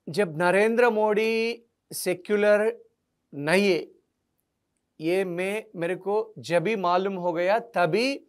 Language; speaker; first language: Hindi; non-native, local second language; Telugu